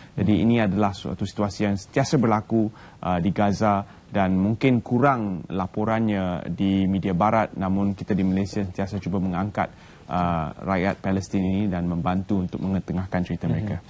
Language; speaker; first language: Malay; native; Malay